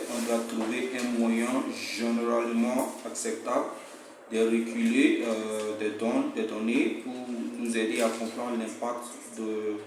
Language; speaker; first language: French; non-native, fluent; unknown